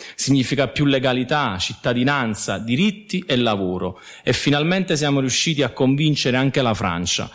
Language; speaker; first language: Italian; native; Italian